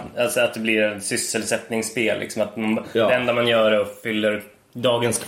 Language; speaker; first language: Swedish; native; Swedish